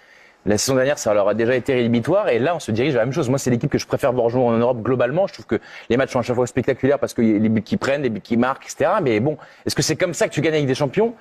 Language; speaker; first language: French; native; French